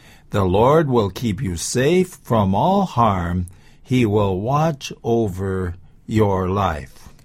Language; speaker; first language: English; native; English